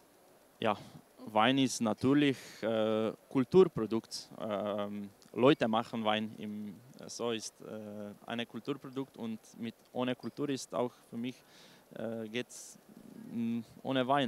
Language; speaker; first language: German; non-native, learner; Slovenian